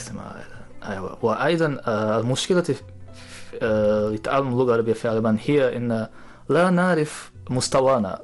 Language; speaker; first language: Arabic; non-native, learner; Japanese